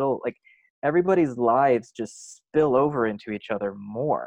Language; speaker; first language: English; native; English